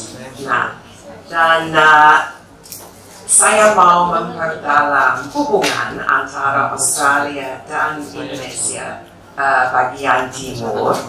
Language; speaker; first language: Indonesian; non-native, fluent; English